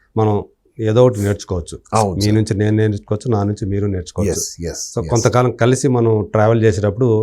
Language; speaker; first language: Telugu; native; Telugu